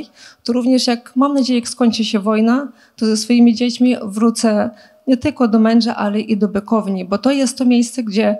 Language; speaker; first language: Polish; non-native, fluent; Ukrainian